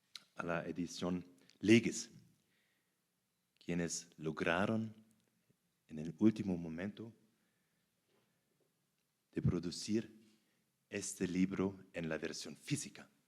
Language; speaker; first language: Spanish; non-native, fluent; German